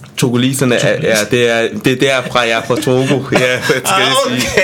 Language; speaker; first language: Danish; non-native, fluent; Ewe